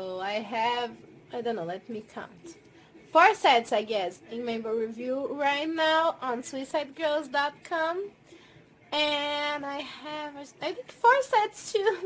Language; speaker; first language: English; non-native, fluent; Portuguese